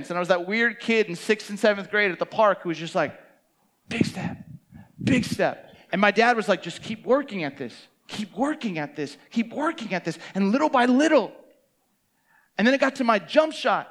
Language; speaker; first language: English; native; English